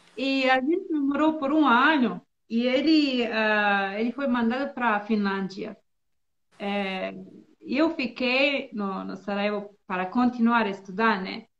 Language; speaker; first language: Portuguese; non-native, learner; Bosnian